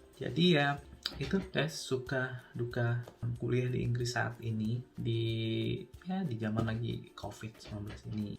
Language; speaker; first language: Indonesian; native; Indonesian